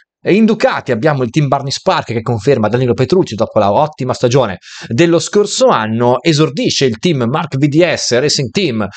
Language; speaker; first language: Italian; native; Italian